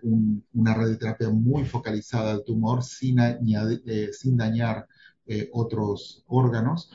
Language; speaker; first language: Spanish; native; Spanish